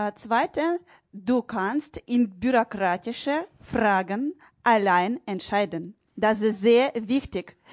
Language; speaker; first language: German; non-native, learner; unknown